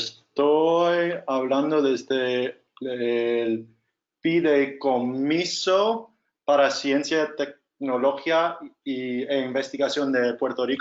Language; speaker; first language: Spanish; non-native, fluent; English